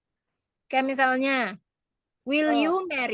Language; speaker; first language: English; non-native, fluent; Indonesian